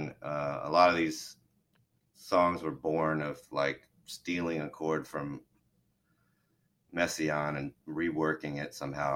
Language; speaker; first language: English; native; English